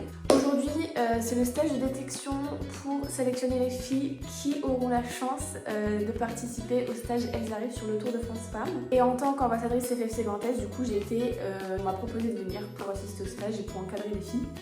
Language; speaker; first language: French; native; French